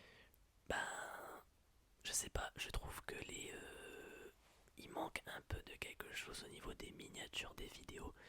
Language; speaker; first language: French; native; French